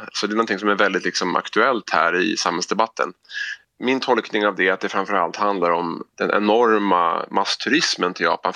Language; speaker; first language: Swedish; native; Swedish